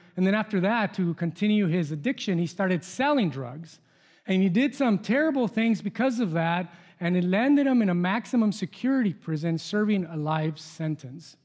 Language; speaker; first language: English; non-native, fluent; Spanish